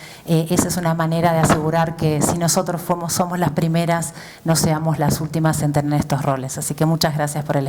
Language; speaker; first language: Spanish; native; Spanish